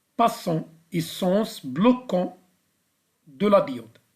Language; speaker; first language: French; non-native, local second language; Arabic